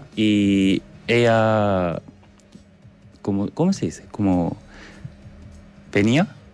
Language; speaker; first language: Spanish; non-native, learner; Korean